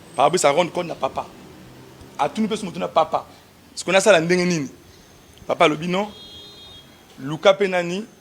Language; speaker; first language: Lingala; native; Lingala